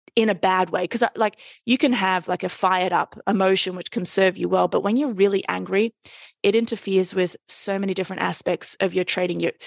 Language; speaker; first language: English; native; English